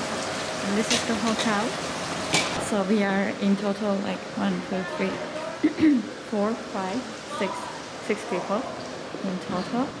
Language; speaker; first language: English; non-native, fluent; Chinese